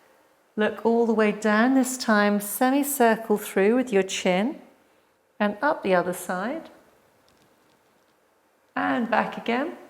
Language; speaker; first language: English; native; English